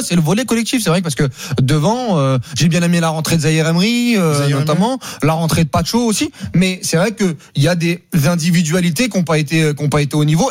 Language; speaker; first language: French; native; French